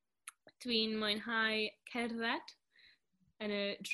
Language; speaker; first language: Welsh; non-native, learner; English